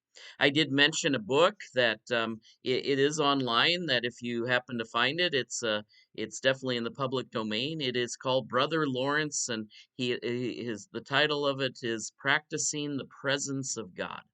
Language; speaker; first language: English; native; English